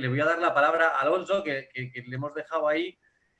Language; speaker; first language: Spanish; native; Spanish